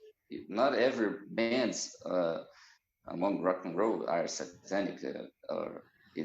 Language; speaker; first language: English; non-native, fluent; Portuguese